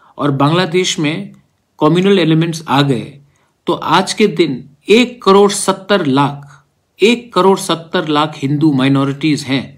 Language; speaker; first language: Hindi; non-native, local second language; Kok Borok